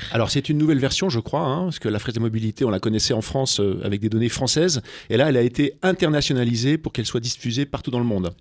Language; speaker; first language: French; native; French